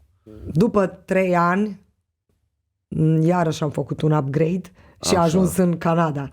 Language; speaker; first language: Romanian; non-native, local second language; Hungarian